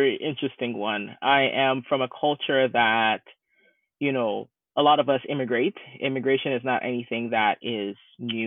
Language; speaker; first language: English; non-native, local second language; Akan